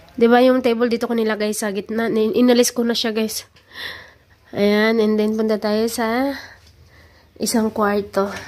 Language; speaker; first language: Filipino; non-native, local second language; Cebuano